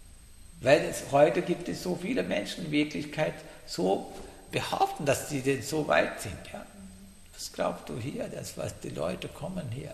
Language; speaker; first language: German; non-native, fluent; Sinhala